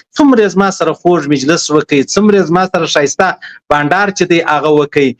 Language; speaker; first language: Pashto; native; Pashto